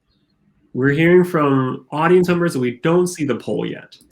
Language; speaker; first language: English; native; English